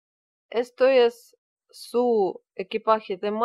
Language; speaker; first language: Spanish; non-native, learner; Russian